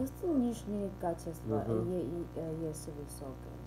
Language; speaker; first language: Russian; non-native, learner; Chinese